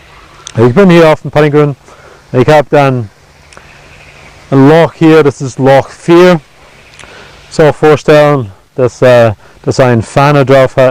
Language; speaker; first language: German; non-native, fluent; English